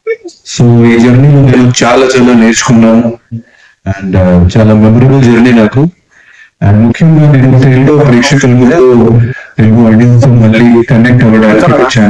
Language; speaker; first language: Telugu; non-native, fluent; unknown